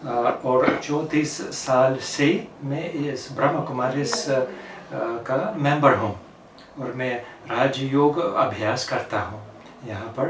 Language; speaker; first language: Hindi; non-native, fluent; Russian